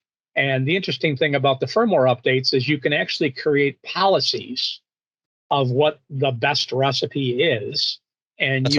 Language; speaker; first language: English; native; English